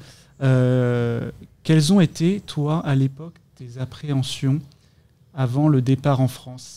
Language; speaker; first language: French; native; French